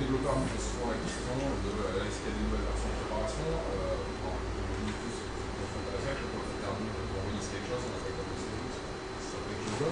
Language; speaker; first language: French; native; French